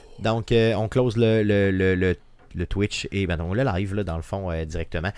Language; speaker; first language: French; native; French